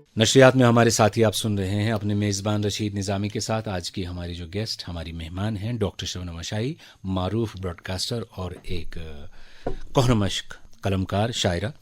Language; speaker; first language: Urdu; non-native, local second language; Kashmiri